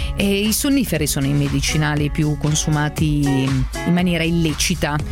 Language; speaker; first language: Italian; native; Italian